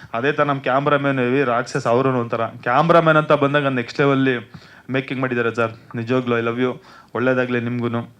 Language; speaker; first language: Kannada; native; Kannada